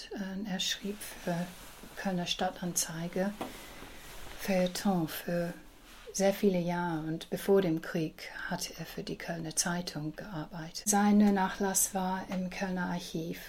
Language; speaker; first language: German; early bilingual, heritage; English